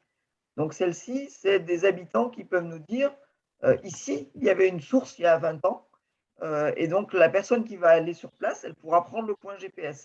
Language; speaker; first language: French; native; French